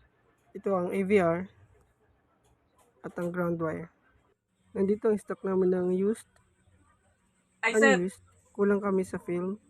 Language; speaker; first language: Filipino; non-native, local second language; Bikol